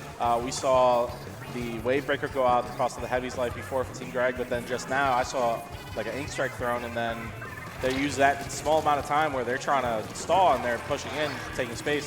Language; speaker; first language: English; native; English